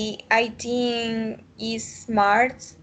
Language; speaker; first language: English; non-native, learner; Spanish